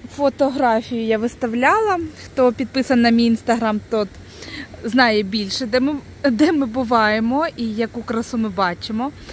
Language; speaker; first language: Ukrainian; non-native, local second language; Russian